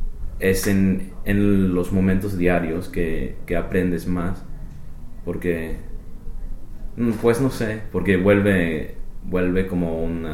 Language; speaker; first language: Spanish; non-native, fluent; English